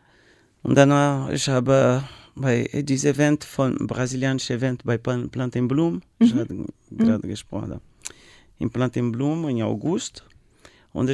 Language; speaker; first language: German; non-native, learner; Portuguese